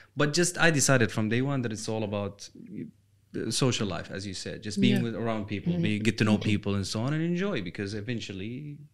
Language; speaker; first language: English; non-native, fluent; Arabic